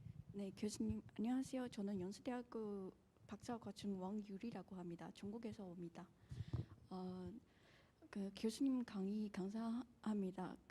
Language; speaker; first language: Korean; non-native, fluent; Chinese